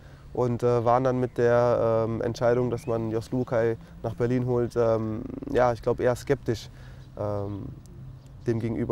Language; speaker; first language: German; native; German